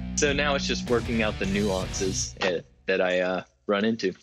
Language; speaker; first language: English; native; English